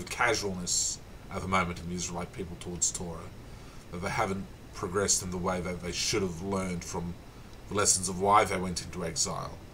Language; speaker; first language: English; native; English